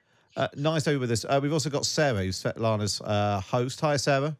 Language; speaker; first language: English; native; English